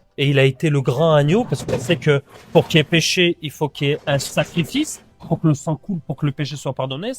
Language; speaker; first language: French; native; French